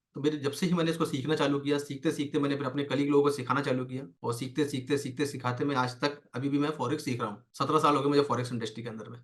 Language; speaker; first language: Hindi; native; Hindi